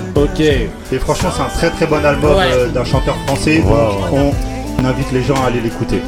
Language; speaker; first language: French; native; French